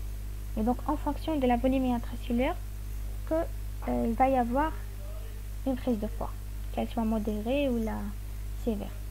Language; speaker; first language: French; non-native, local second language; Arabic